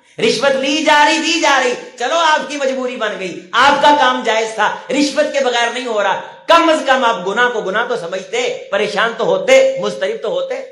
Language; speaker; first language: Urdu; non-native, local second language; Punjabi